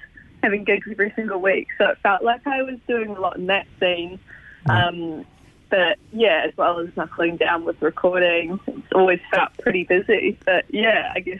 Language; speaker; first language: English; native; English